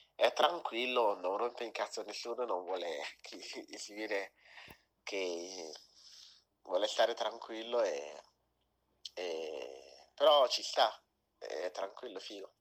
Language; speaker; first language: Italian; early bilingual, other home language; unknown